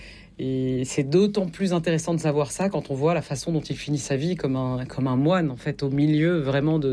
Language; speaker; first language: French; native; French